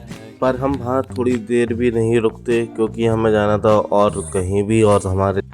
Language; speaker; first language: Hindi; native; Hindi